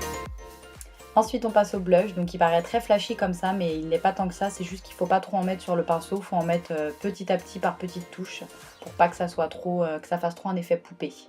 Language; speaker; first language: French; native; French